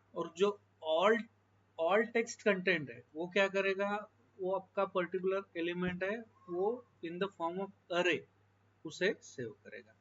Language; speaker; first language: Hindi; non-native, local second language; Marathi